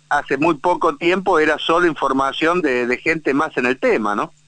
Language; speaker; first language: Spanish; native; Spanish